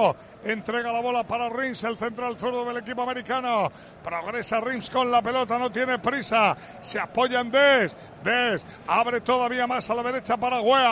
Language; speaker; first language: Spanish; native; Spanish